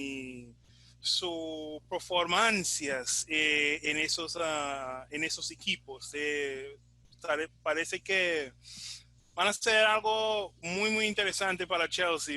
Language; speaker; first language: Spanish; non-native, fluent; English